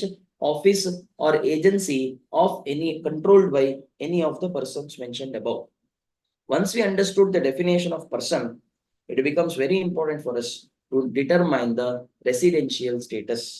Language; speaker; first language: English; non-native, local second language; Kannada